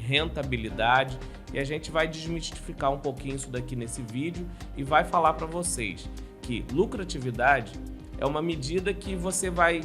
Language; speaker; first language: Portuguese; native; Portuguese